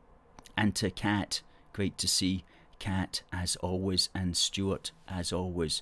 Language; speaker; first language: English; native; English